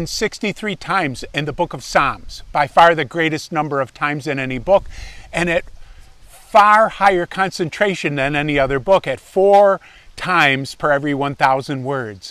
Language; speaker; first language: English; native; English